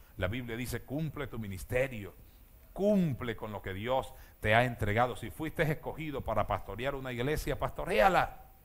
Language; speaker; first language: Spanish; native; Spanish